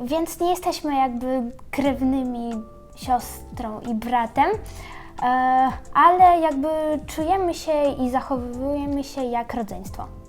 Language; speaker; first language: Polish; early bilingual, other home language; Ukrainian